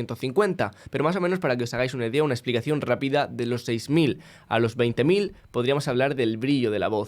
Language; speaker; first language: Spanish; native; Spanish